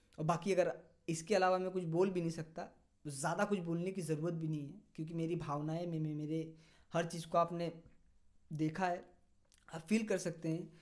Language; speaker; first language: Hindi; native; Hindi